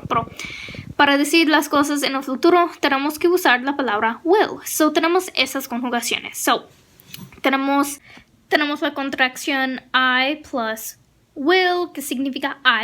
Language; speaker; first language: Spanish; non-native, fluent; English